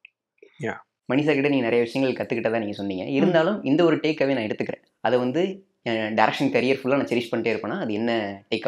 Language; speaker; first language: Tamil; native; Tamil